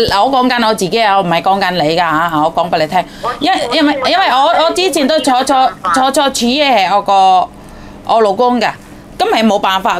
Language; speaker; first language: Cantonese; non-native, fluent; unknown